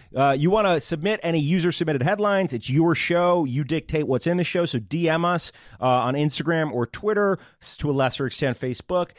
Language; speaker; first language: English; native; English